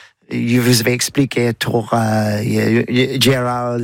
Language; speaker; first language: French; non-native, learner; English